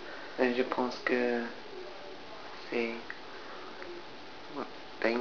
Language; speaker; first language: French; non-native, learner; English